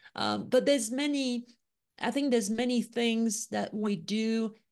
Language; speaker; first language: English; non-native, fluent; French